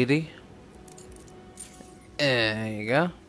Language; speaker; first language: English; native; English